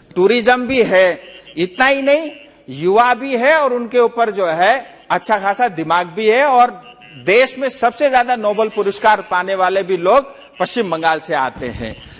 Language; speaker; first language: Hindi; non-native, local second language; Nepali